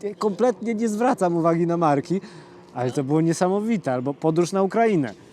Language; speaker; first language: Polish; native; Polish